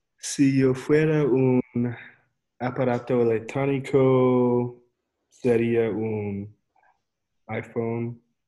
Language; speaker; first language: Spanish; non-native, learner; English